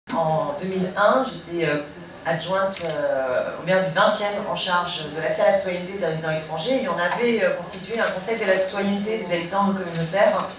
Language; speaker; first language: French; native; French